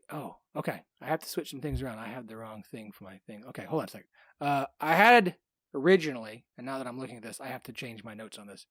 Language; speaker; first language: English; native; English